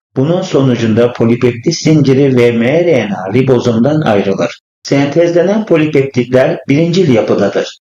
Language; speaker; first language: Turkish; native; Turkish